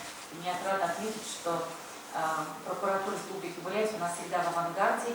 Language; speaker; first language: Russian; native; Russian